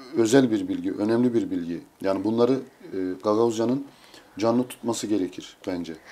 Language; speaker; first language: Turkish; native; Turkish